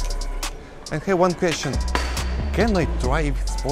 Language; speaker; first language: English; non-native, learner; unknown